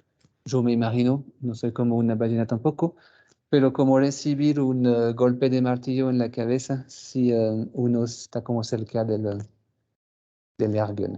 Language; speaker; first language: Spanish; non-native, fluent; French